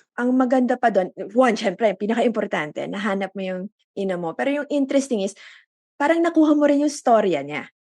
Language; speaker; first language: Filipino; native; Filipino